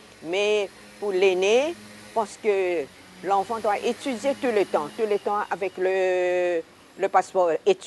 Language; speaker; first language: French; non-native, local second language; Hakka Chinese